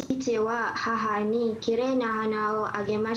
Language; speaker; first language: Japanese; non-native, learner; Malay